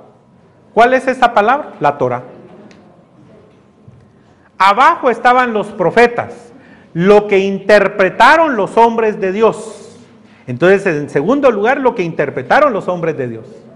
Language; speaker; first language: Spanish; native; Spanish